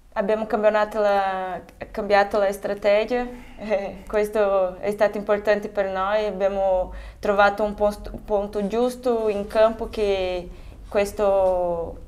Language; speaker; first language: Italian; non-native, fluent; Portuguese